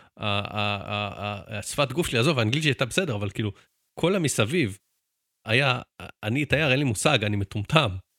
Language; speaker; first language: Hebrew; native; Hebrew